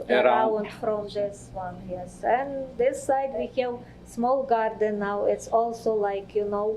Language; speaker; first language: English; non-native, learner; Ukrainian